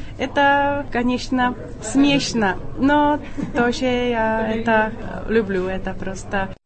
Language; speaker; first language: Russian; non-native, fluent; Czech